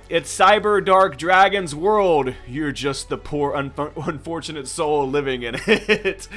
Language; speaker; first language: English; native; English